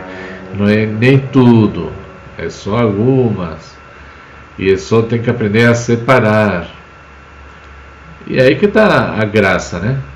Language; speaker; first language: Portuguese; non-native, fluent; Spanish